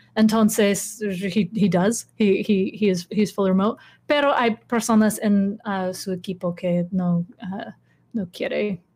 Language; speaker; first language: Spanish; non-native, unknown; English